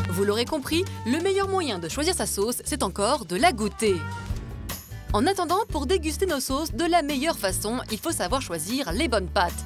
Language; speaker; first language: French; native; French